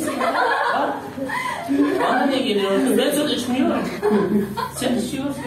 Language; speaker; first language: Turkish; non-native, learner; Kazakh